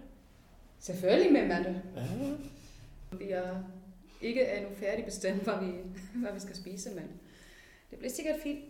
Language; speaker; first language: Danish; non-native, fluent; German